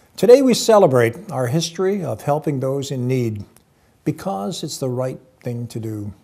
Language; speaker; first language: English; native; English